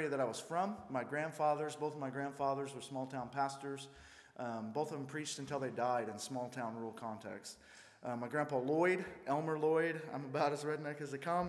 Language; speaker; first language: English; native; English